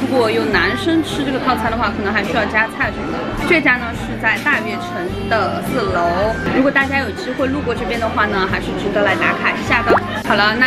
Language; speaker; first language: Chinese; native; Chinese